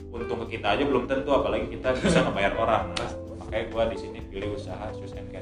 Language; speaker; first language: Indonesian; native; Indonesian